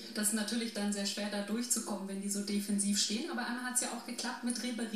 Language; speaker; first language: German; native; German